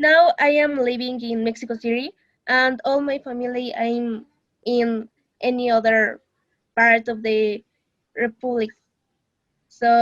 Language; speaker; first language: English; non-native, learner; Spanish